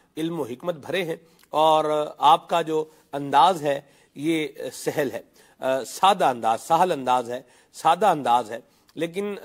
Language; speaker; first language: Urdu; non-native, local second language; Punjabi